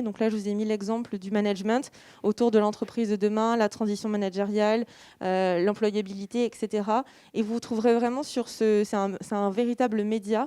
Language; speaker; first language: French; native; French